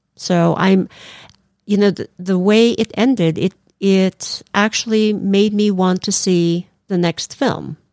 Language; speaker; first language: English; non-native, local second language; Filipino